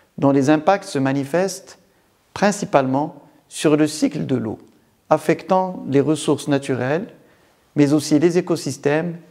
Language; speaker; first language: French; non-native, local second language; Arabic